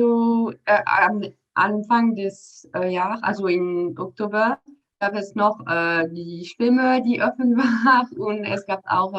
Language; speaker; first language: German; non-native, learner; French